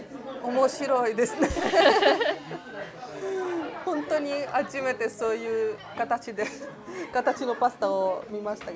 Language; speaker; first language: Japanese; non-native, fluent; Italian